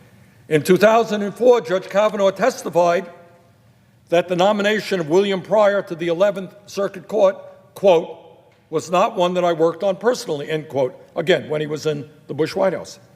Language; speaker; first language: English; native; English